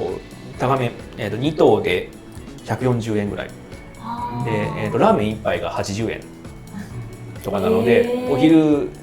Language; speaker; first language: Japanese; native; Japanese